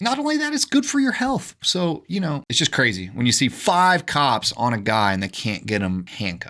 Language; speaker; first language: English; native; English